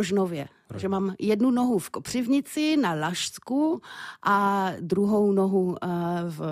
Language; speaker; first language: Czech; non-native, fluent; French